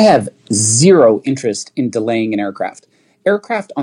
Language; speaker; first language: English; native; English